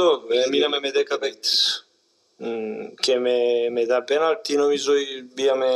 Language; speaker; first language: Greek; non-native, learner; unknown